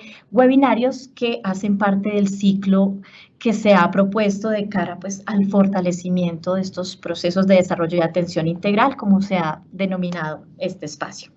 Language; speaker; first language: Spanish; native; Spanish